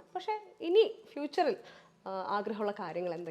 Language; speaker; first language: Malayalam; native; Malayalam